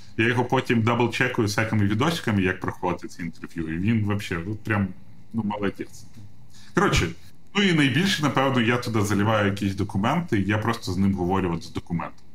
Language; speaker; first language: Ukrainian; non-native, local second language; Russian